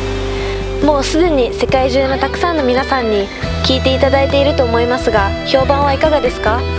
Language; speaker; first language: Japanese; native; Japanese